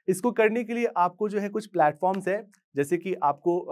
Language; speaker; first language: Hindi; native; Hindi